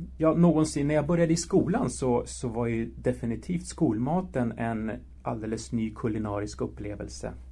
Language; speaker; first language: Swedish; early bilingual, other home language; Spanish